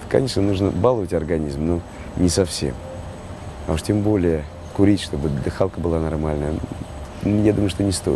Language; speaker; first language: Russian; native; Russian